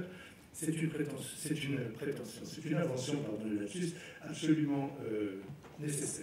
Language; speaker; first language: French; native; French